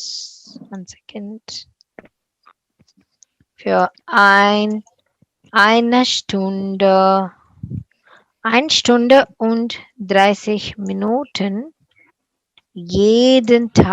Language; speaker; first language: German; non-native, fluent; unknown